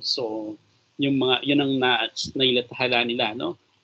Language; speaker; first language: Filipino; native; Filipino